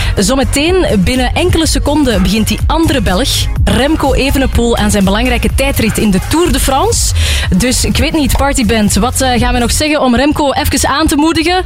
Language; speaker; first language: Dutch; native; Dutch